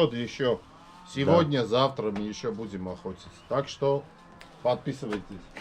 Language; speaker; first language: Russian; non-native, fluent; Armenian